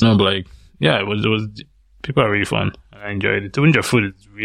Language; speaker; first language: English; non-native, local second language; Yoruba